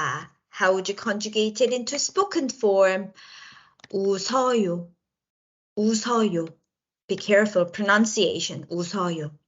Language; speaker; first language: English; non-native, local second language; Korean